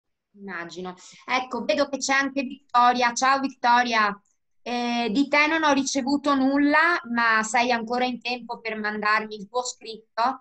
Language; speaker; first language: Italian; native; Italian